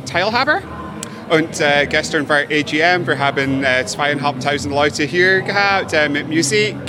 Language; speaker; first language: German; non-native, fluent; English